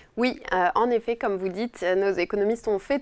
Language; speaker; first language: French; native; French